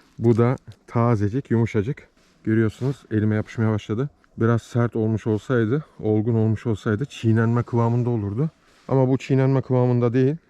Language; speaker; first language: Turkish; early bilingual, heritage; Turkish